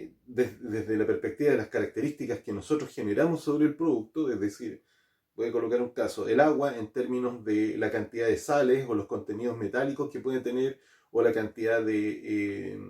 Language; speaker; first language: Spanish; native; Spanish